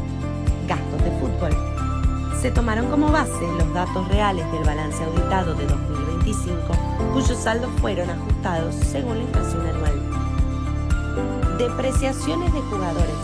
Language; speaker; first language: Spanish; native; Spanish